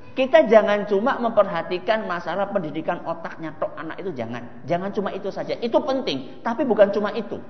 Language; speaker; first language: Indonesian; non-native, local second language; Javanese